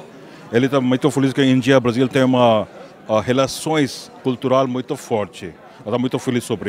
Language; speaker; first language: Portuguese; non-native, fluent; Hindi